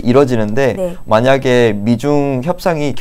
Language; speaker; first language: Korean; native; Korean